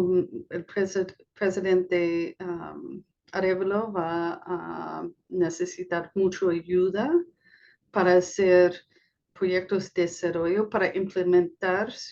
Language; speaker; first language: Spanish; non-native, fluent; English